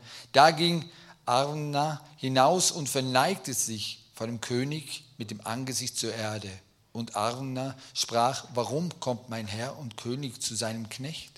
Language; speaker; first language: German; native; German